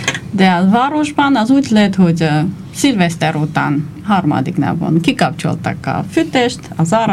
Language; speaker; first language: Hungarian; non-native, fluent; Armenian